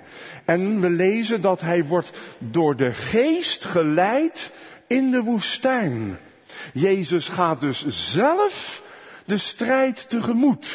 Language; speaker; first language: Dutch; native; Dutch